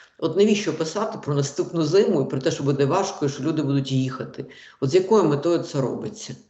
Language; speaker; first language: Ukrainian; non-native, local second language; Russian